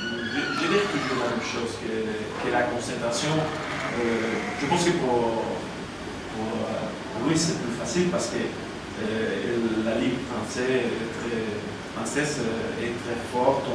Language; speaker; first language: French; non-native, learner; Spanish